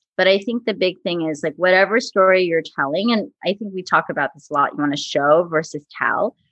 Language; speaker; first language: English; native; English